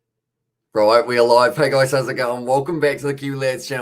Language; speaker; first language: English; native; English